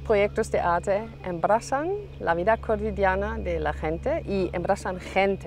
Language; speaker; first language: Spanish; non-native, fluent; German